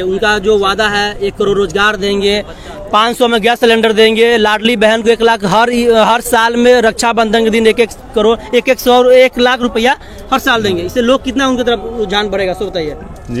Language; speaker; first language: Hindi; native; Hindi